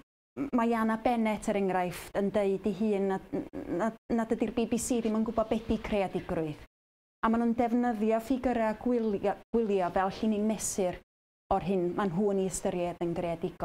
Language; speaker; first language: Welsh; native; Welsh